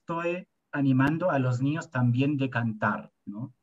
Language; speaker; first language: Spanish; non-native, fluent; German